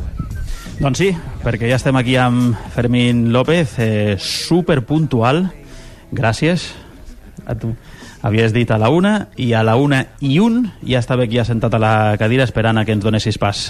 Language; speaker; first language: Catalan; native; Catalan